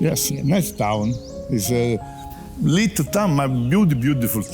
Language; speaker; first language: English; non-native, learner; Italian